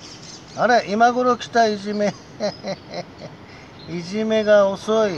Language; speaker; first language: Japanese; native; Japanese